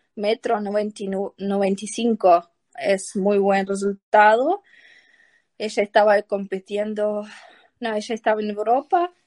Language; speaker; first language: Spanish; non-native, learner; Ukrainian